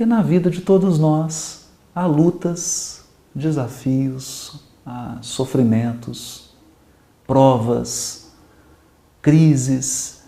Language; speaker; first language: Portuguese; native; Portuguese